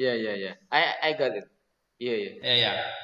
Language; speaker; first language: English; non-native, learner; Indonesian